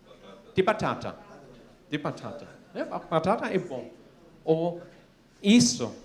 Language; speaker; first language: Portuguese; non-native, fluent; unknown